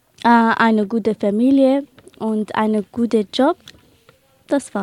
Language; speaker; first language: German; non-native, learner; Arabic